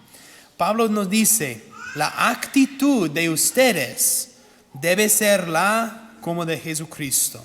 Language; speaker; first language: Spanish; non-native, fluent; English